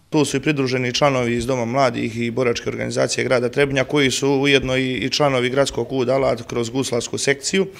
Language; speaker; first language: Croatian; native; Croatian